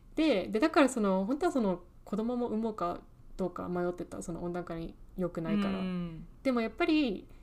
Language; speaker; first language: Japanese; early bilingual, heritage; Japanese